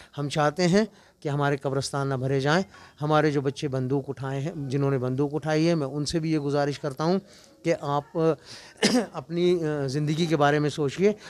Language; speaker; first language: Urdu; non-native, local second language; Kashmiri